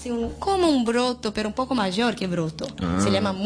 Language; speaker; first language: Spanish; non-native, fluent; Portuguese